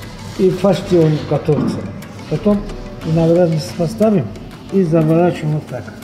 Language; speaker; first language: Russian; non-native, fluent; Azerbaijani